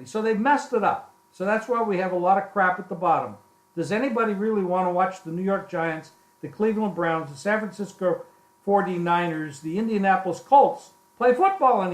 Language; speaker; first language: English; native; English